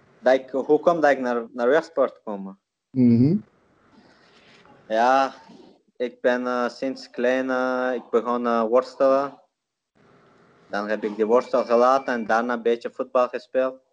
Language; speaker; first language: Dutch; non-native, learner; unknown